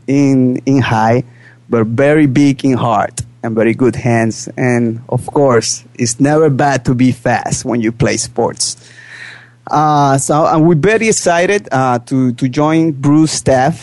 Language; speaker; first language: English; non-native, fluent; Spanish